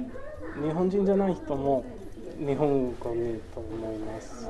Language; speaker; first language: Japanese; non-native, learner; English